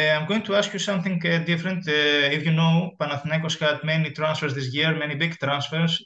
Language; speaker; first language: English; non-native, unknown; Greek